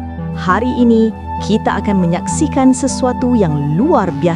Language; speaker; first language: Malay; native; Malay